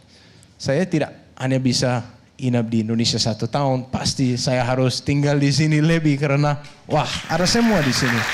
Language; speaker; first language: Indonesian; non-native, learner; Danish